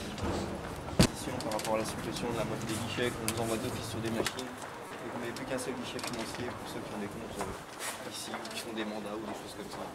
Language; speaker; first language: French; native; French